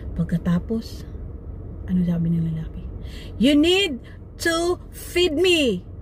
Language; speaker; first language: Filipino; non-native, local second language; Cebuano